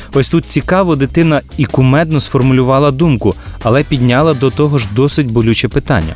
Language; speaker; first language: Ukrainian; native; Ukrainian